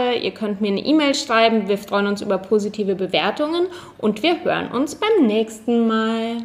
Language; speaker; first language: German; native; German